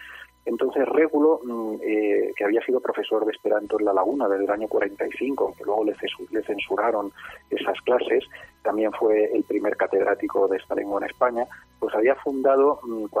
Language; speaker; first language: Spanish; native; Spanish